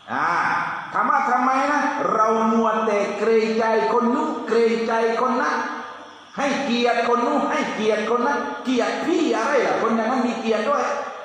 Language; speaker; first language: Thai; non-native, local second language; Pattani Malay